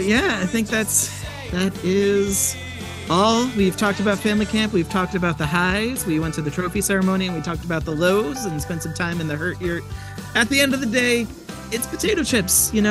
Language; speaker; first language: English; native; English